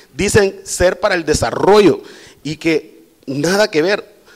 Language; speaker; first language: Spanish; native; Spanish